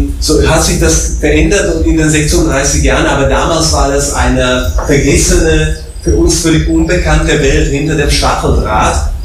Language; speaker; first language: German; non-native, fluent; Slovak